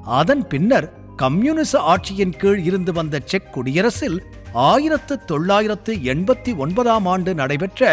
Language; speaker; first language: Tamil; native; Tamil